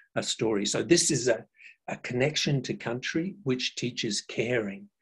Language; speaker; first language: English; native; English